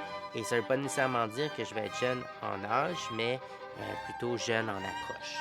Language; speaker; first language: French; native; French